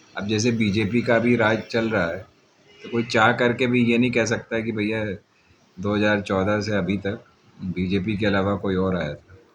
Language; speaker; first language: Hindi; native; Hindi